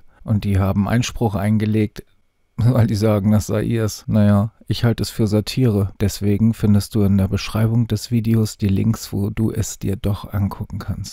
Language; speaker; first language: German; native; German